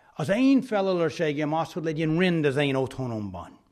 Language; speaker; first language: Hungarian; non-native, fluent; English